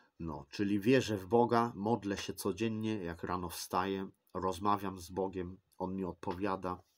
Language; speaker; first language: Polish; early bilingual, heritage; Polish